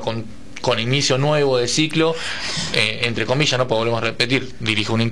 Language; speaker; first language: Spanish; native; Spanish